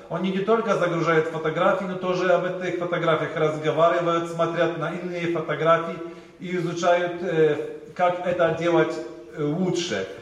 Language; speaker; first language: Russian; non-native, learner; Polish